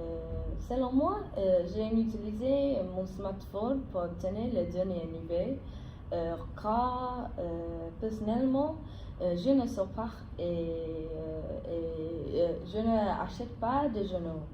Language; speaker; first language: French; non-native, fluent; English